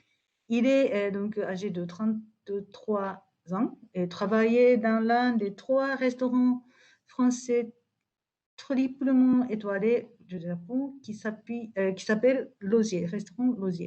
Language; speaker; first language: French; non-native, fluent; Japanese